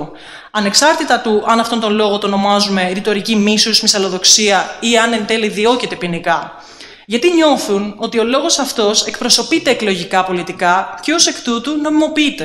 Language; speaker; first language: Greek; native; Greek